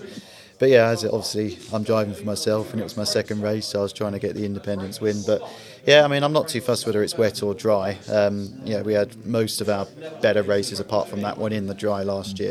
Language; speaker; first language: English; native; English